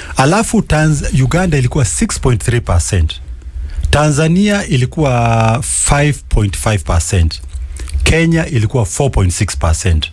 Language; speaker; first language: Swahili; non-native, local second language; Kikuyu